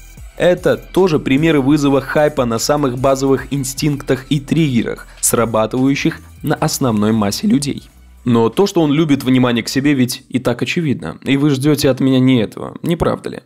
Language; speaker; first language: Russian; native; Russian